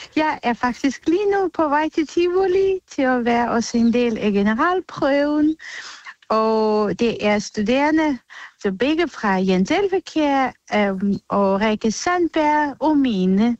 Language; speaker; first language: Danish; non-native, fluent; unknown